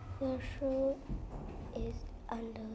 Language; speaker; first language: English; non-native, learner; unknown